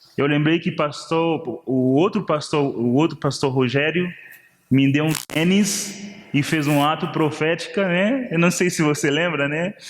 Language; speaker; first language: Portuguese; non-native, fluent; Haitian Creole